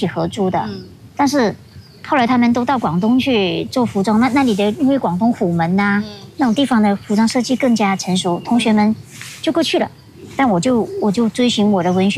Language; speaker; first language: Chinese; non-native, local second language; Hakka Chinese